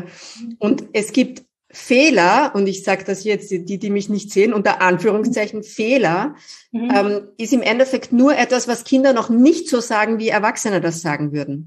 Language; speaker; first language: German; native; German